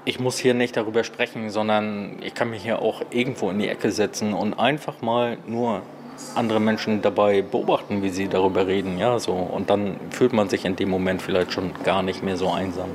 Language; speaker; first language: German; native; German